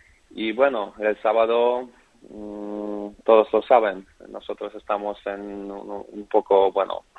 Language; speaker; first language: Spanish; non-native, fluent; Polish